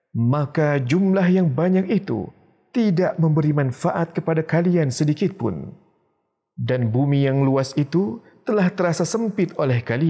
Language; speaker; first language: Indonesian; native; Indonesian